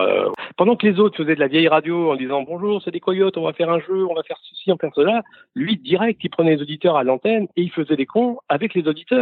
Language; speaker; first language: French; native; French